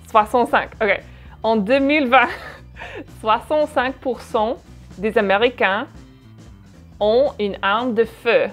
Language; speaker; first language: French; non-native, fluent; English